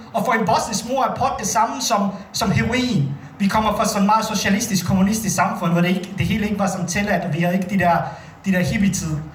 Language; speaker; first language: Danish; early bilingual, other home language; Bosnian